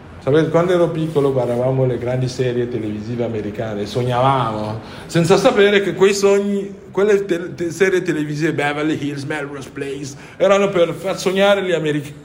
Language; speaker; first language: Italian; non-native, fluent; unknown